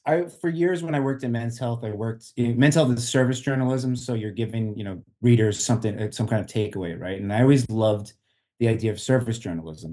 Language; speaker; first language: English; native; English